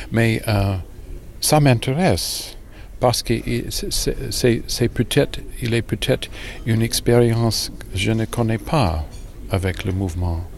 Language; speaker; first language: French; non-native, learner; English